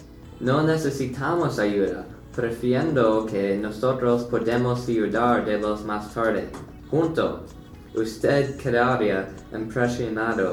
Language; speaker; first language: Spanish; non-native, learner; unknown